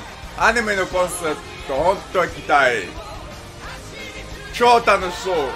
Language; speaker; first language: Japanese; non-native, learner; English